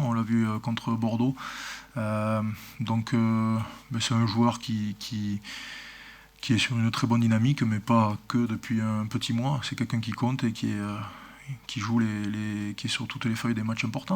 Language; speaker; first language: French; native; French